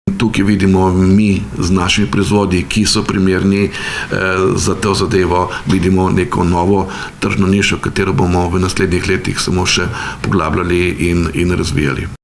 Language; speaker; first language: Slovenian; native; Slovenian